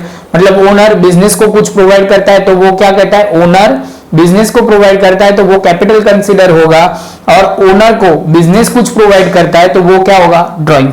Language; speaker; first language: Hindi; non-native, local second language; Gujarati